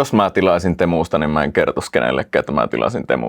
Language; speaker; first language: Finnish; native; Finnish